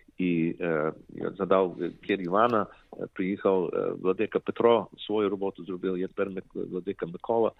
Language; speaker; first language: Ukrainian; early bilingual, heritage; Ukrainian